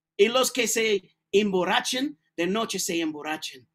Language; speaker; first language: Spanish; non-native, learner; English